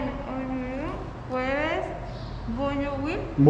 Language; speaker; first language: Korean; non-native, learner; Spanish